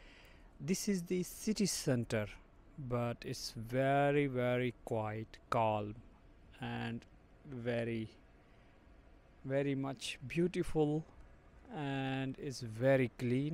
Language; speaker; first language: English; non-native, fluent; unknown